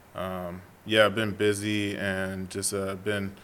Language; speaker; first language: English; native; English